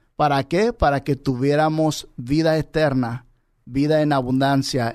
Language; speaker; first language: Spanish; early bilingual, heritage; Spanish